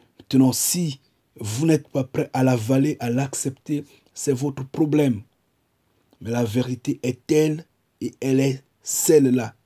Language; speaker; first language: French; non-native, local second language; Kongo